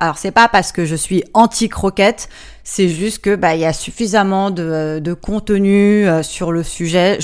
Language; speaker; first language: French; native; French